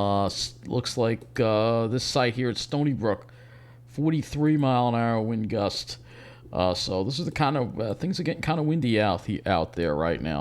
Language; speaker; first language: English; native; English